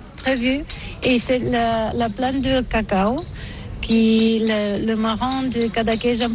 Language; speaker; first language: French; non-native, learner; Catalan